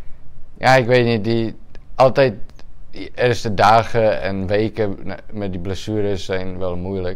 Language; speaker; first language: Dutch; non-native, fluent; Czech